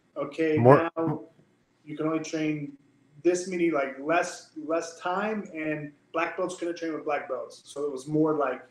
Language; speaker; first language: English; native; English